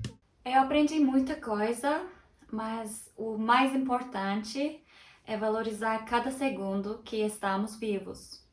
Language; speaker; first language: Portuguese; non-native, fluent; Turkish